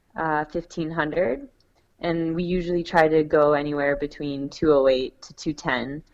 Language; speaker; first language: English; native; English